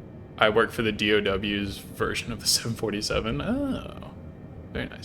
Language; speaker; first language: English; native; English